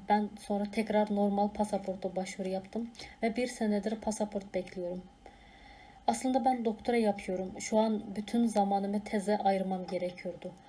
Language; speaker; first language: Turkish; non-native, fluent; Uyghur